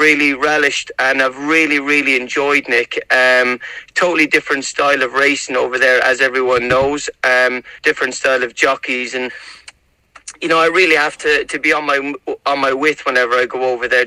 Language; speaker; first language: English; native; English